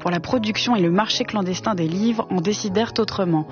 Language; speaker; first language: French; native; French